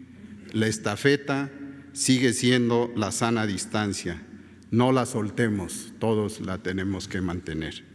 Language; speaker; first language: Spanish; native; Spanish